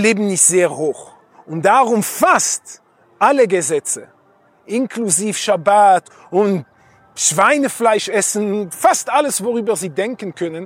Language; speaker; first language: German; non-native, fluent; Hebrew